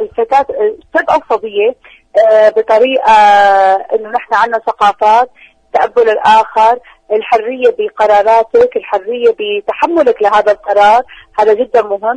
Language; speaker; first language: Arabic; native; Arabic